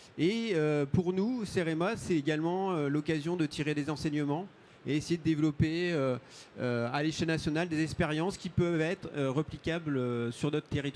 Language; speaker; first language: French; native; French